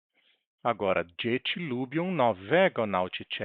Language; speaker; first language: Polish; non-native, learner; Portuguese